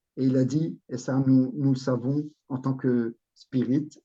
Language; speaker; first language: French; native; French